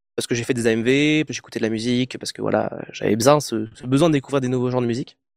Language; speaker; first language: French; native; French